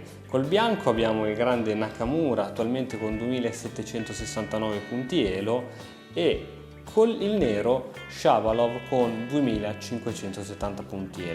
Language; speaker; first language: Italian; native; Italian